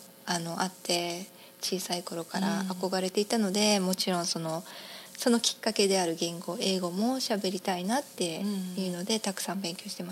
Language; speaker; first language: Japanese; native; Japanese